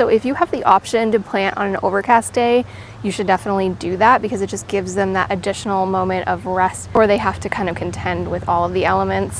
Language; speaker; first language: English; native; English